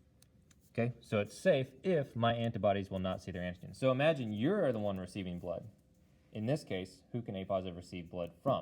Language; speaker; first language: English; native; English